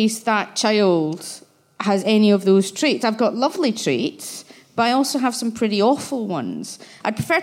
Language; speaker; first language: English; native; English